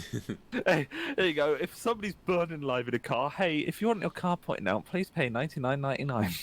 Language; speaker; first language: English; native; English